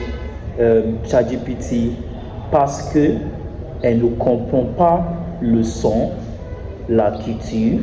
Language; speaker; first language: French; non-native, learner; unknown